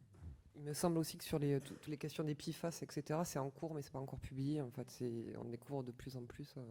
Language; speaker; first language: French; native; French